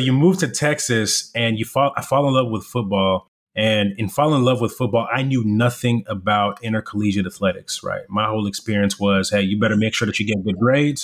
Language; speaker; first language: English; early bilingual, other home language; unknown